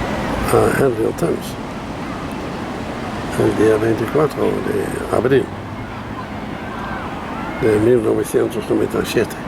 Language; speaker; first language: Spanish; non-native, fluent; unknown